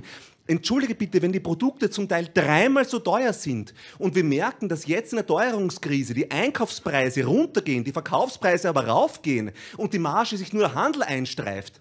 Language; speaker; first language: German; native; German